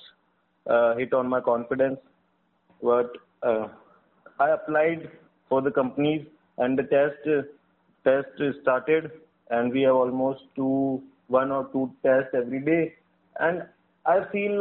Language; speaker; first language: English; non-native, local second language; Hindi